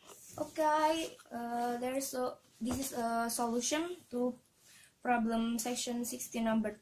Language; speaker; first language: English; non-native, learner; Indonesian